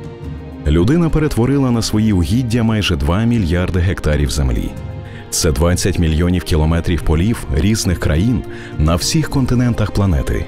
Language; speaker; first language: Ukrainian; native; Ukrainian